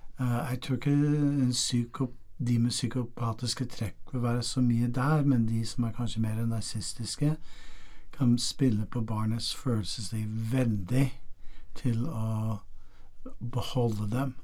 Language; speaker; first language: Norwegian; non-native, fluent; English